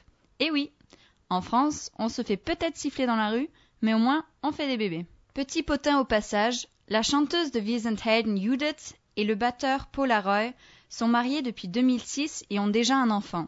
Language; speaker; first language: French; native; French